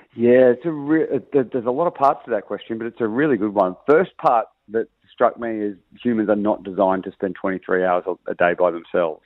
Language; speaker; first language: English; native; English